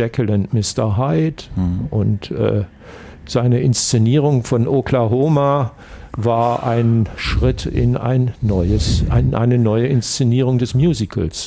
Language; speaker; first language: German; native; German